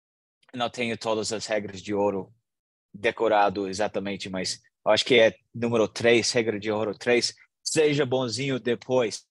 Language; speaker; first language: Portuguese; non-native, learner; English